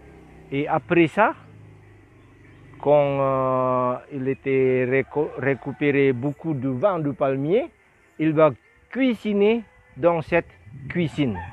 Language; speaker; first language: French; non-native, learner; Indonesian